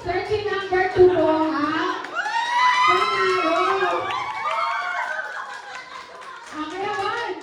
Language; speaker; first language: Filipino; native; Filipino